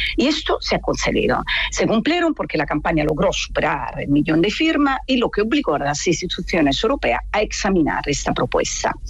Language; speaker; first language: Spanish; non-native, fluent; Italian